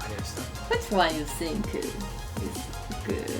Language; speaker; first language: English; non-native, learner; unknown